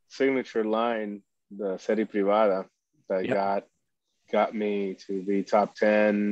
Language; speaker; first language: English; early bilingual, other home language; Spanish